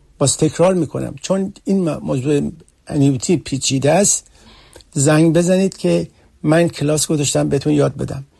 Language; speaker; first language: Persian; early bilingual, heritage; Persian